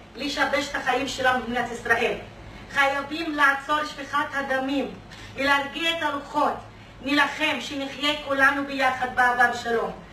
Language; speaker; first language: Hebrew; non-native, local second language; Arabic